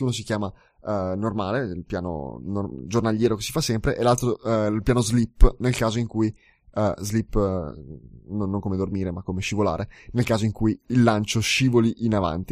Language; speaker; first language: Italian; native; Italian